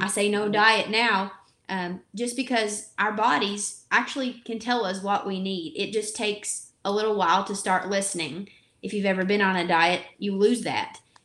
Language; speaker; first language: English; native; English